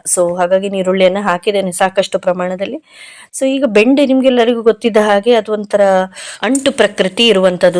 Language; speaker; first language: Kannada; non-native, local second language; Konkani